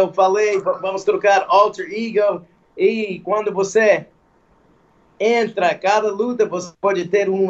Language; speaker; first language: Portuguese; non-native, fluent; English